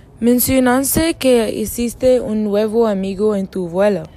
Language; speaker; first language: Spanish; non-native, learner; English